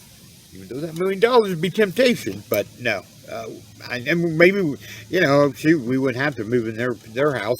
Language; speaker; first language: English; native; English